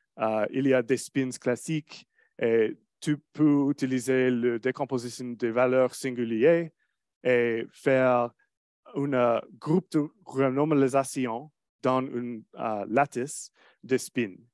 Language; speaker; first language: French; non-native, learner; English